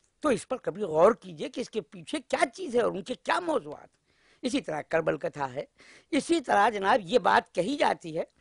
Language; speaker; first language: Urdu; native; Urdu